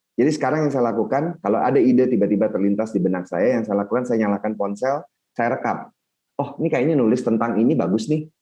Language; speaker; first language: Indonesian; native; Indonesian